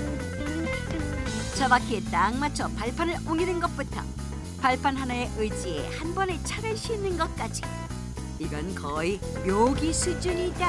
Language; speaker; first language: Korean; native; Korean